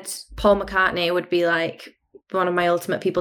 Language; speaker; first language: English; native; English